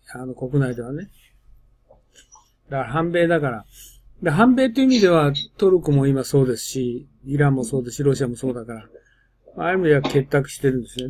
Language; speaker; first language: Japanese; native; Japanese